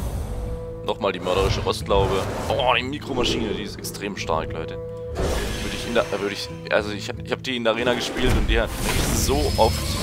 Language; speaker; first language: German; native; German